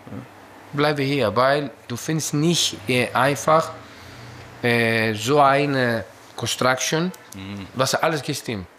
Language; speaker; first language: German; non-native, learner; Greek